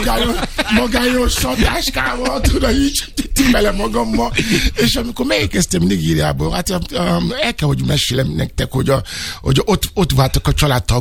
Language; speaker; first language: Hungarian; non-native, fluent; Yoruba